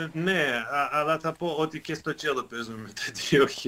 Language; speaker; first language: Greek; non-native, fluent; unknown